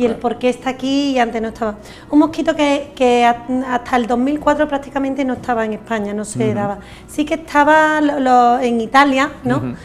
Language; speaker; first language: Spanish; native; Spanish